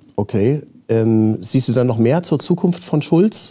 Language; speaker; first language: German; native; German